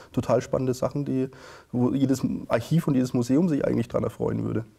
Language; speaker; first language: German; native; German